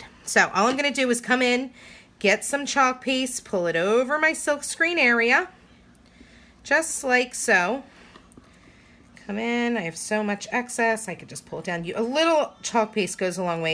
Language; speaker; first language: English; native; English